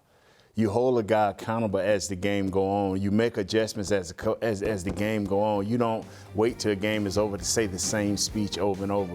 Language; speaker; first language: English; native; English